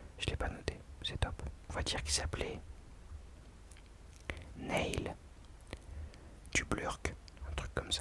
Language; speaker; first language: French; native; French